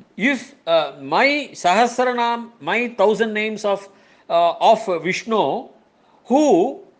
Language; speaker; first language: English; non-native, local second language; Tamil